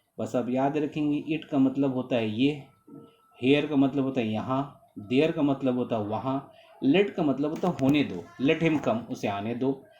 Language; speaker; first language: Hindi; native; Hindi